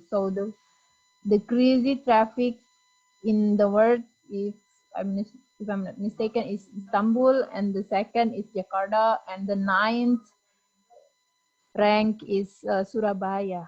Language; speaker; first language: English; non-native, fluent; Indonesian